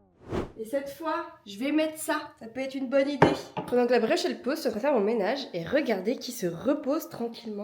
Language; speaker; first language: French; native; French